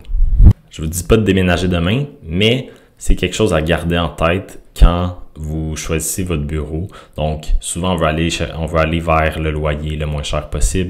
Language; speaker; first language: French; native; French